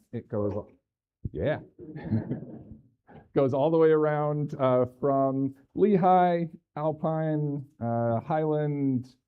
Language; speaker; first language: English; native; English